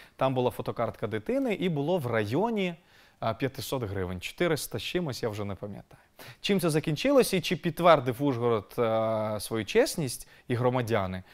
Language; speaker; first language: Ukrainian; native; Ukrainian